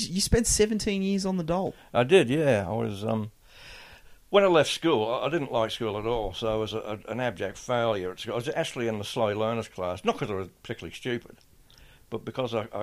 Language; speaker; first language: English; native; English